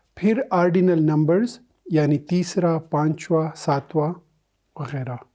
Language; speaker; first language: Urdu; non-native, local second language; Pashto